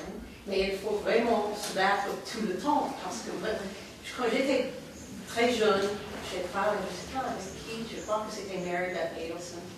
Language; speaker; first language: French; non-native, fluent; English